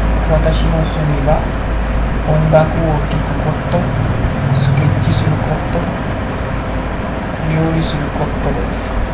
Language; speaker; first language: Japanese; non-native, learner; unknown